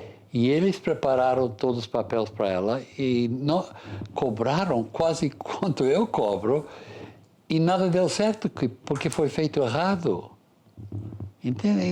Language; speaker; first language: Portuguese; non-native, fluent; English